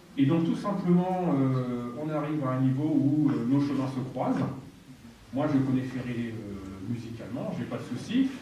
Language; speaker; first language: French; native; French